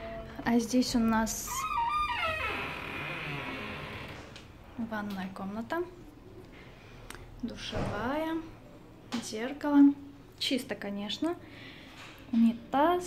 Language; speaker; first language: Russian; non-native, fluent; Armenian